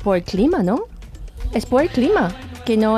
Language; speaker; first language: Spanish; non-native, fluent; English